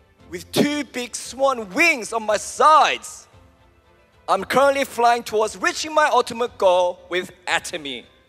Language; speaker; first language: English; early bilingual, other home language; Korean